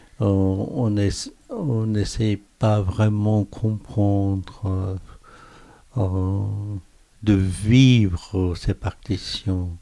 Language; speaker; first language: French; non-native, fluent; Korean